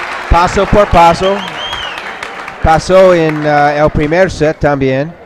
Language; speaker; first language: Spanish; non-native, learner; English